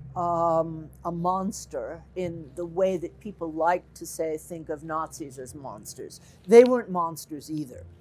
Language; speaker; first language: English; native; English